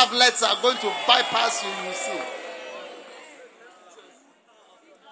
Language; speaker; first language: English; non-native, local second language; Akan